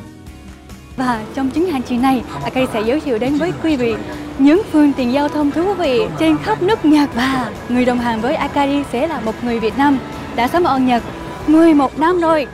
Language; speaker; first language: Vietnamese; non-native, fluent; Japanese